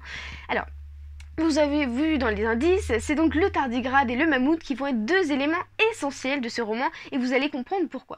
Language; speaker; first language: French; native; French